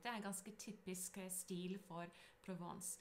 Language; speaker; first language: Norwegian; non-native, fluent; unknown